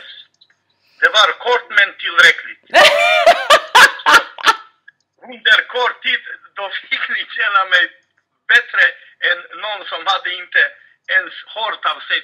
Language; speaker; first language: Swedish; non-native, fluent; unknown